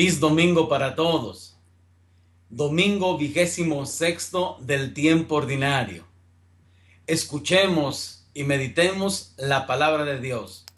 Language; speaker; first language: Spanish; native; Spanish